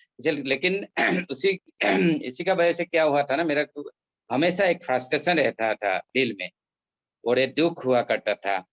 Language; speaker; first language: Hindi; non-native, local second language; Assamese